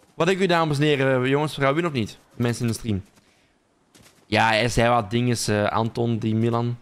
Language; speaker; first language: Dutch; native; Dutch